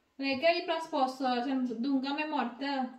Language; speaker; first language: Swedish; non-native, learner; Indonesian